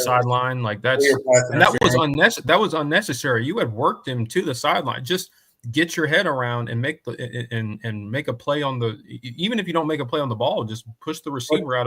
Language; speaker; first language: English; native; English